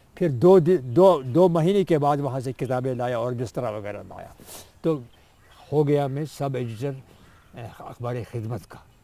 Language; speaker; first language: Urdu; non-native, local second language; Kashmiri